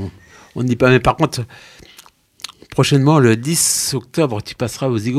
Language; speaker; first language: French; native; French